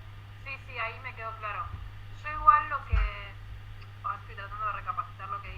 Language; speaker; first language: Spanish; native; Spanish